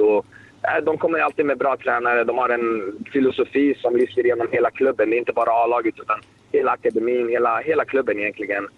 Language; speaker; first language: Swedish; native; Swedish